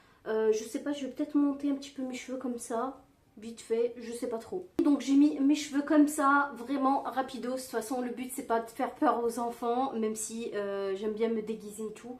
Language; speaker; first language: French; native; French